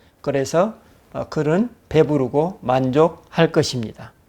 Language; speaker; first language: Korean; native; Korean